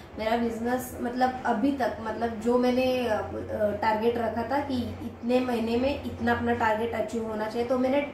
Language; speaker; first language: Hindi; non-native, local second language; Marathi